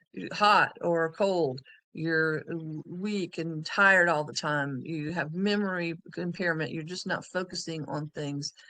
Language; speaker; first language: English; native; English